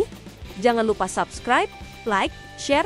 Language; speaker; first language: Indonesian; native; Indonesian